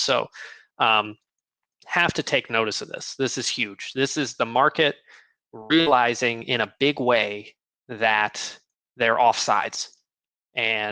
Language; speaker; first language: English; native; English